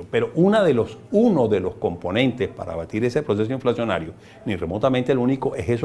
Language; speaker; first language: Spanish; native; Spanish